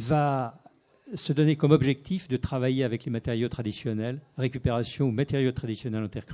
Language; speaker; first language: French; native; French